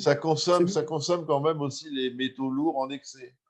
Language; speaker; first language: French; native; French